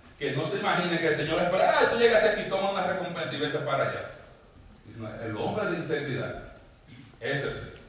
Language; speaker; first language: Spanish; native; Spanish